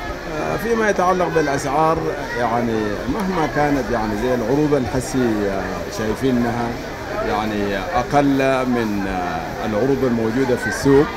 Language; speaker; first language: Arabic; native; Arabic